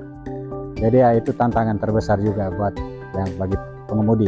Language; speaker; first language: Indonesian; non-native, local second language; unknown